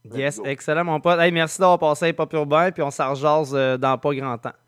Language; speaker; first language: French; native; French